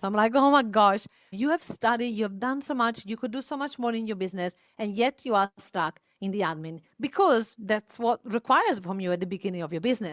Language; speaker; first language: English; non-native, fluent; Italian